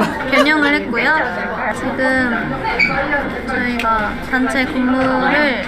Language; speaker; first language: Korean; native; Korean